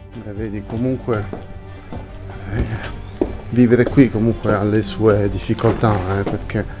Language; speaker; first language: Italian; native; Italian